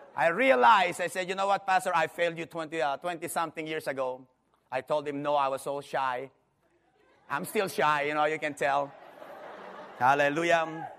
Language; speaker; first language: English; non-native, local second language; Filipino